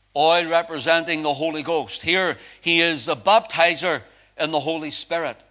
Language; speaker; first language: English; native; English